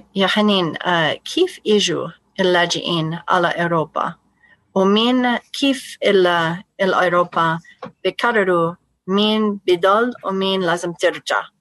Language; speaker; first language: Arabic; non-native, fluent; English